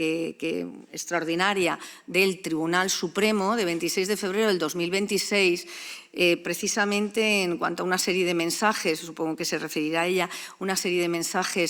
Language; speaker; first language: Spanish; native; Spanish